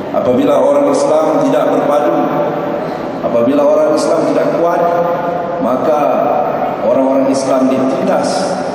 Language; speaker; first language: Malay; native; Malay